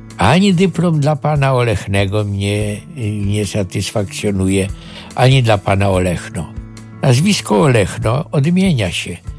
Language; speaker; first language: Polish; native; Polish